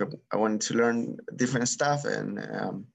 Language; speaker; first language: English; non-native, fluent; Spanish